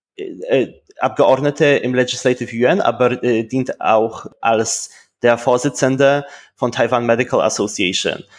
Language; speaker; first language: German; non-native, fluent; Polish